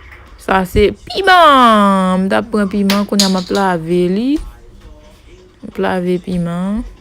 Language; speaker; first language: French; non-native, local second language; Haitian Creole